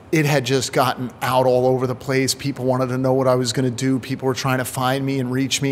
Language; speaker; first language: English; native; English